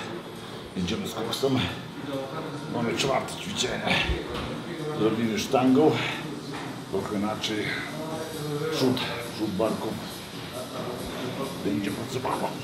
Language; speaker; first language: Polish; non-native, fluent; Lithuanian